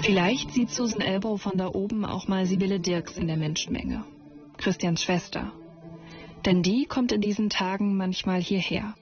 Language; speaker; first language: German; native; German